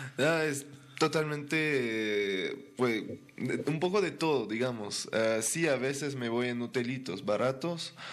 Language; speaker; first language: Spanish; non-native, fluent; French